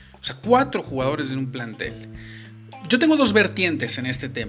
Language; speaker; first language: Spanish; native; Spanish